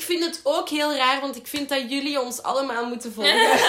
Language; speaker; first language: Dutch; native; Dutch